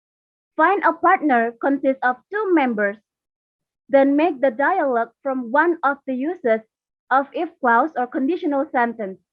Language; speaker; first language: English; non-native, learner; Indonesian